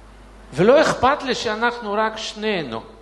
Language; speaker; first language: Hebrew; non-native, fluent; Russian